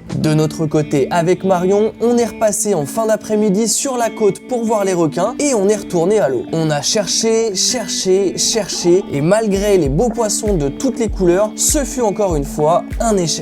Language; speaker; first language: French; native; French